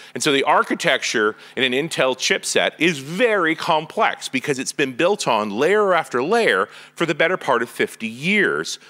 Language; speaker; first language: English; native; English